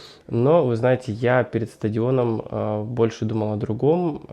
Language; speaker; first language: Russian; native; Russian